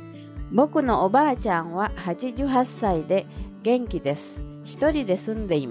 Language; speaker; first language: Japanese; non-native, fluent; Indonesian